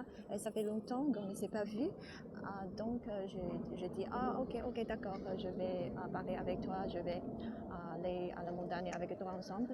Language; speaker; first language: French; non-native, learner; Chinese